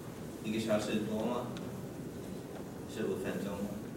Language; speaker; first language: Chinese; non-native, learner; English